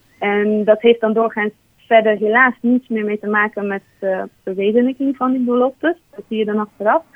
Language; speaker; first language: Dutch; non-native, fluent; Hungarian